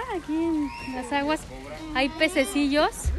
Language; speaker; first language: Spanish; native; Spanish